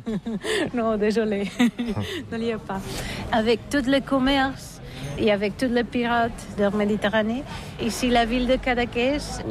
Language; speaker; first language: French; non-native, learner; Catalan